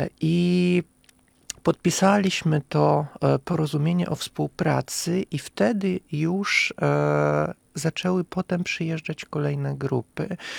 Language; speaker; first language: Polish; non-native, fluent; Russian